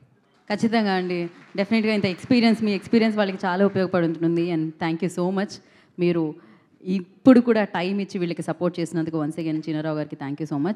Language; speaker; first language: Telugu; native; Telugu